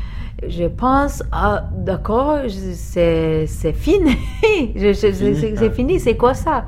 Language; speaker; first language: French; non-native, learner; Turkish